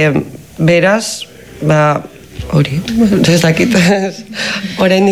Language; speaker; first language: Basque; non-native, fluent; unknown